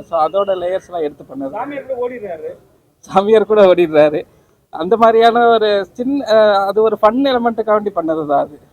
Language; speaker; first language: Tamil; native; Tamil